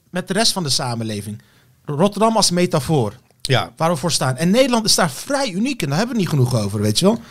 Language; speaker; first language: Dutch; native; Dutch